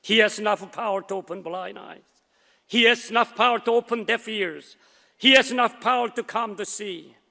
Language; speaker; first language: English; non-native, fluent; Korean